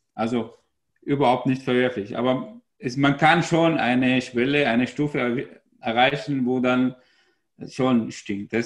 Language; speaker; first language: German; non-native, fluent; Arabic